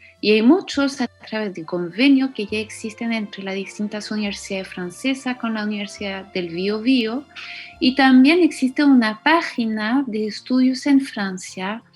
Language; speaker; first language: Spanish; non-native, fluent; French